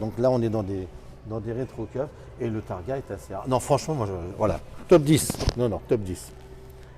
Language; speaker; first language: French; native; French